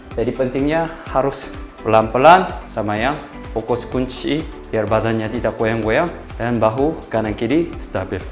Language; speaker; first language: Indonesian; non-native, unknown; Korean